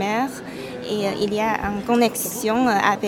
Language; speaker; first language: French; non-native, fluent; Chinese